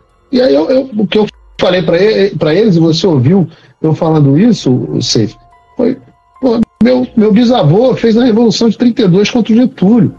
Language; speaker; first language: Portuguese; native; Portuguese